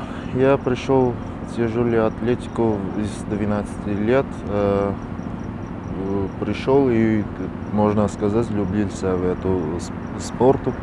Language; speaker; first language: Russian; non-native, fluent; Armenian